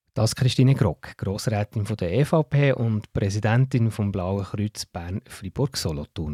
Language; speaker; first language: German; native; German